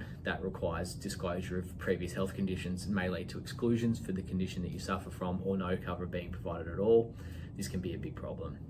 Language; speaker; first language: English; native; English